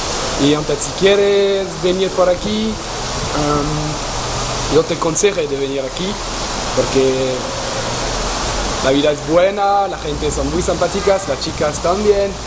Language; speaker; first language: Spanish; non-native, learner; French